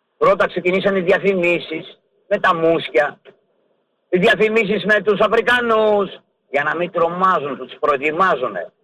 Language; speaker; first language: Greek; early bilingual, heritage; Greek